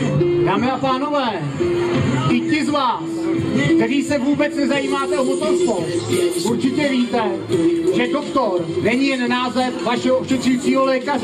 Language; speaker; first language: Czech; native; Czech